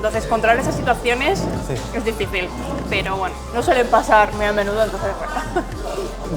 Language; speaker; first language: Spanish; native; Spanish